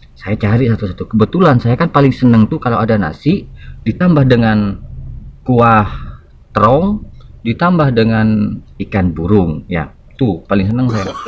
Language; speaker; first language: Indonesian; non-native, local second language; Madurese